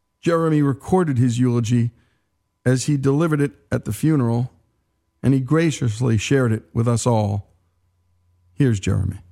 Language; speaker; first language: English; native; English